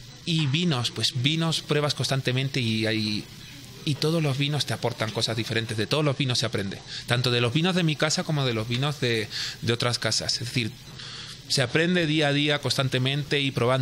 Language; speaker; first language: Spanish; native; Spanish